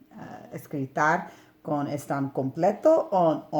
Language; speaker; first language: Spanish; non-native, learner; English